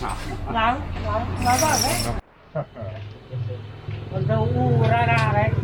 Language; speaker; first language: Vietnamese; native; Vietnamese